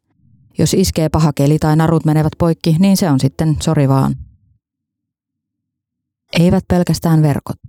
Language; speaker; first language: Finnish; native; Finnish